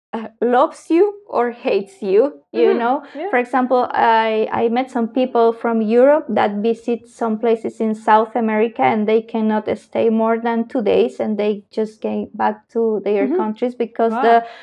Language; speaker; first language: English; non-native, learner; Spanish